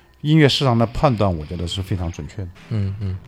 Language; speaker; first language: Chinese; native; Chinese